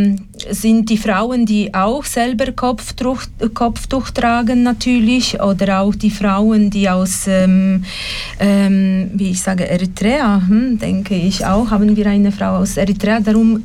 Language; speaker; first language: German; non-native, fluent; Polish